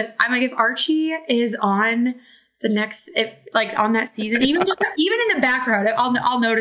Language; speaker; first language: English; native; English